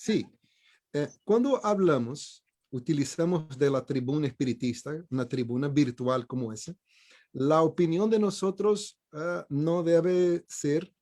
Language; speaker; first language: Spanish; non-native, fluent; Portuguese